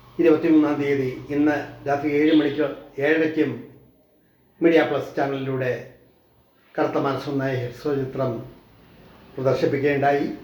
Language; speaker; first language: Malayalam; native; Malayalam